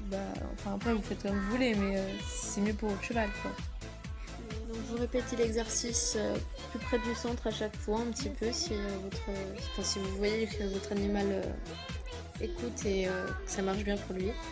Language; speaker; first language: French; native; French